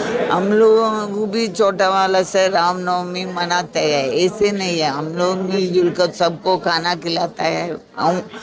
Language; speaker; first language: Hindi; non-native, local second language; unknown